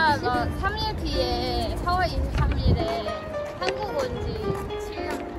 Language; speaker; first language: Korean; non-native, fluent; Thai